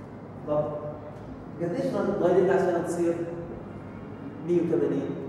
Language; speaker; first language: Arabic; native; Arabic